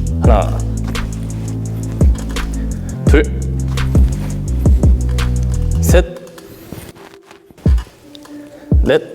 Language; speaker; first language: Korean; native; Korean